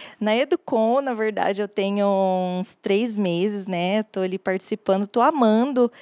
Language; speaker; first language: Portuguese; native; Portuguese